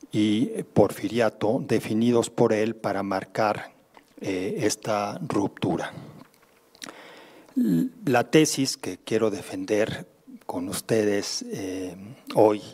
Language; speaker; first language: Spanish; native; Spanish